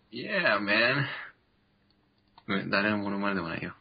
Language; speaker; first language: English; non-native, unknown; Japanese